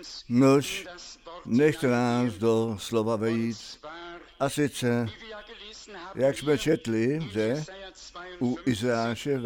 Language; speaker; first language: Czech; non-native, fluent; German